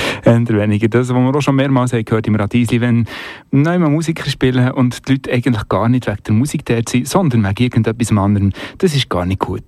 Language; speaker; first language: German; native; German